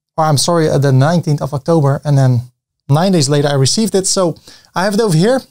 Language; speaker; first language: English; non-native, fluent; Dutch